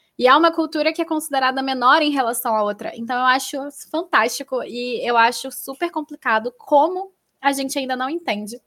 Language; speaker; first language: Portuguese; native; Portuguese